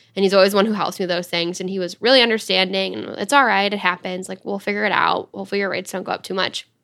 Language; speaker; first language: English; native; English